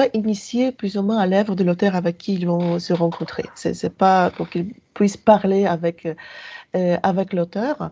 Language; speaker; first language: French; non-native, fluent; Polish